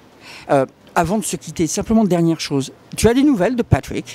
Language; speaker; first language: French; native; French